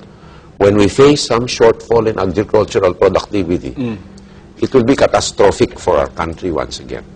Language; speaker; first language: English; non-native, local second language; Filipino